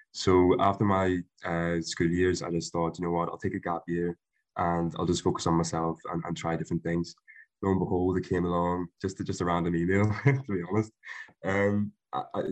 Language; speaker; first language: English; native; English